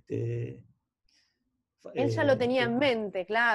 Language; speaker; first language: Spanish; native; Spanish